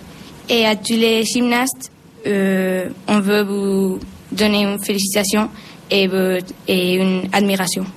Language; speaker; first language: French; non-native, learner; Spanish